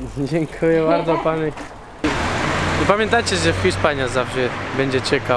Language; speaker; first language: Polish; non-native, learner; Spanish